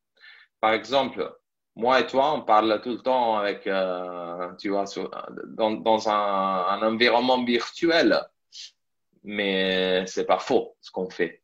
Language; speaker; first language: French; non-native, fluent; Italian